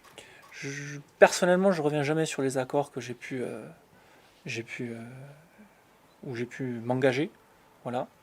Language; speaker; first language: French; native; French